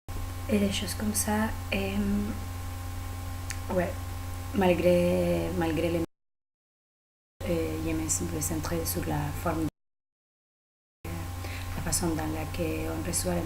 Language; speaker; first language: French; non-native, learner; Spanish